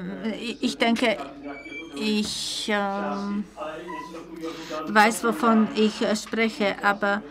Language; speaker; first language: German; non-native, fluent; Czech